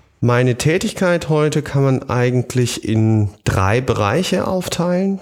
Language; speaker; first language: German; native; German